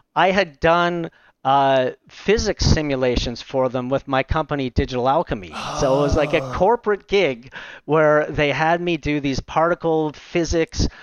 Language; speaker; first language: English; native; English